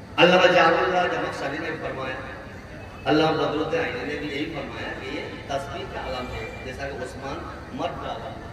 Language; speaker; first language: Urdu; native; Urdu